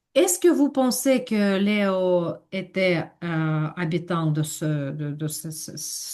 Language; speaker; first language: French; non-native, fluent; Ukrainian